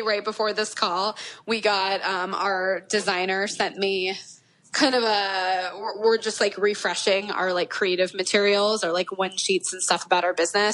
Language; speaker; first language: English; native; English